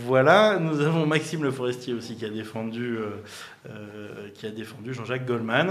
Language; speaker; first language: French; native; French